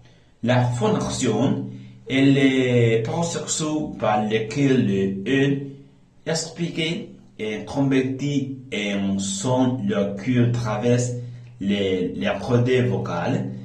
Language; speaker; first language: French; non-native, learner; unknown